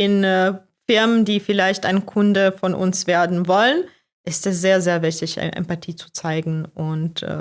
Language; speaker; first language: German; non-native, fluent; Croatian